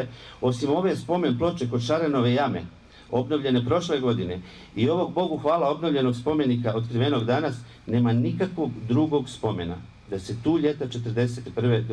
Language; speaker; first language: Croatian; native; Croatian